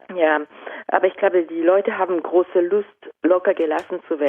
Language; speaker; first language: German; non-native, fluent; Japanese